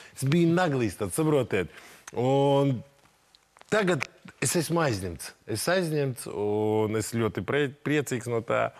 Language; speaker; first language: Latvian; native; Latvian